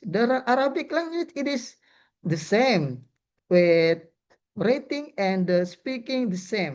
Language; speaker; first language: English; non-native, learner; Indonesian